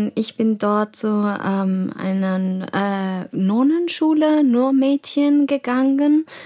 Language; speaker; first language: German; non-native, fluent; Spanish